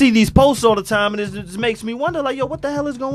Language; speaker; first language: English; native; English